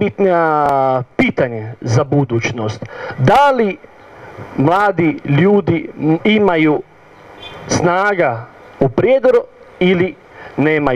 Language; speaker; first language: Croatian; non-native, learner; Italian